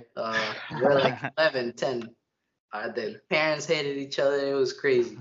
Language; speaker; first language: English; early bilingual, other home language; Spanish